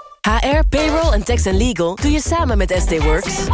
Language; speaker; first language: Dutch; native; Dutch